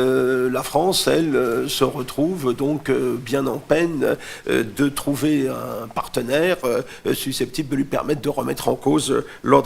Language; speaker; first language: French; native; French